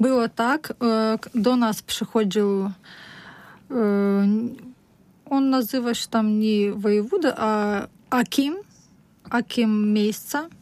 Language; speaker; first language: Polish; non-native, learner; Russian